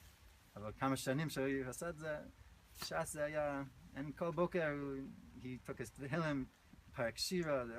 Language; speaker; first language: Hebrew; non-native, fluent; English